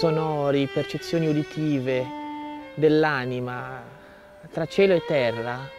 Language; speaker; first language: Italian; native; Italian